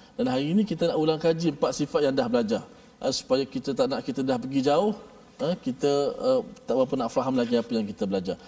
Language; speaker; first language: Malay; native; Malay